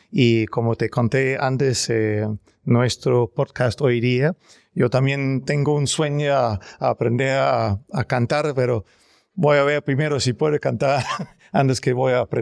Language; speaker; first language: Spanish; non-native, learner; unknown